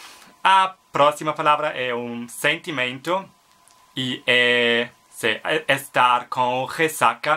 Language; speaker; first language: Portuguese; non-native, learner; German